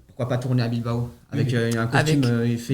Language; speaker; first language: French; native; French